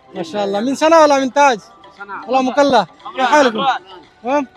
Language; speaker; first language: Arabic; non-native, learner; Bangla